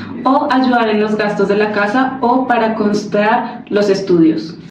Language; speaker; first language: Spanish; native; Spanish